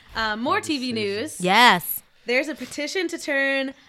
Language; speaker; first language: English; native; English